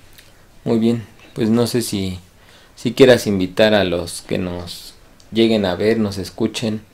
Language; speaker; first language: Spanish; native; Spanish